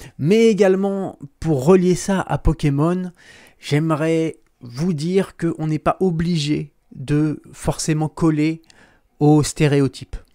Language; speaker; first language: French; native; French